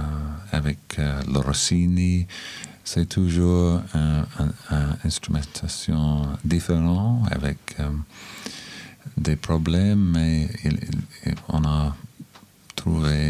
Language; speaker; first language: French; non-native, learner; English